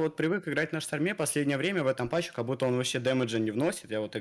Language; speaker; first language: Russian; native; Russian